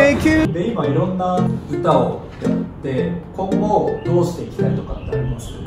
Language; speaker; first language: Japanese; native; Japanese